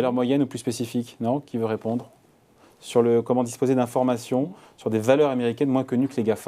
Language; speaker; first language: French; native; French